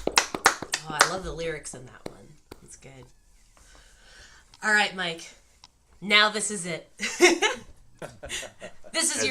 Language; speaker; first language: English; native; English